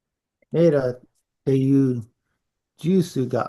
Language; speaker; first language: Japanese; non-native, learner; English